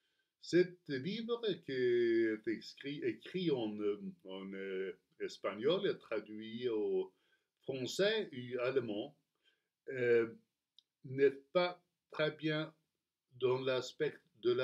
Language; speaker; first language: French; non-native, learner; Spanish